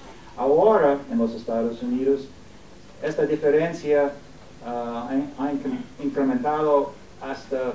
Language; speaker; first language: Spanish; non-native, fluent; English